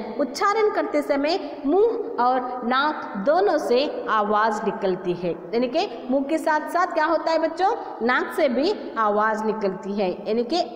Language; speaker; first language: Hindi; non-native, local second language; Kannada